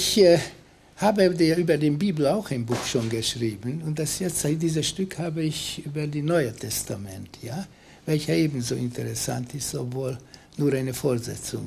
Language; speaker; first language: German; non-native, fluent; Hungarian